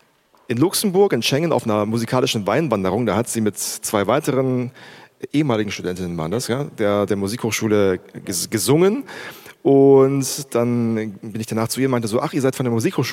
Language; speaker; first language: German; native; German